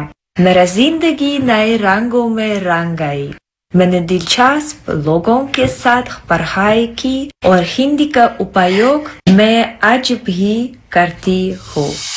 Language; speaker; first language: Hindi; non-native, fluent; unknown